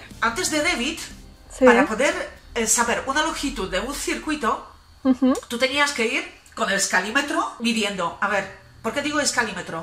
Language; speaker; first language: Spanish; non-native, fluent; Polish